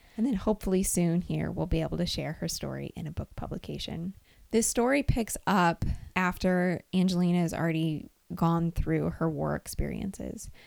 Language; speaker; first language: English; native; English